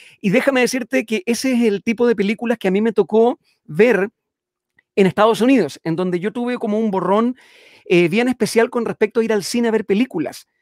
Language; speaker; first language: Spanish; native; Spanish